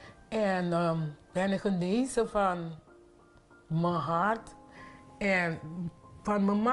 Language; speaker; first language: Dutch; non-native, local second language; Papiamento